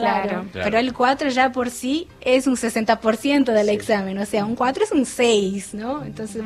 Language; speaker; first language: Spanish; non-native, fluent; Portuguese